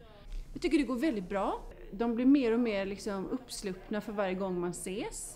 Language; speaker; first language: Swedish; native; Swedish